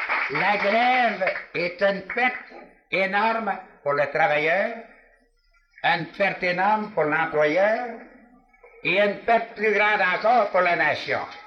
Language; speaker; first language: French; native; French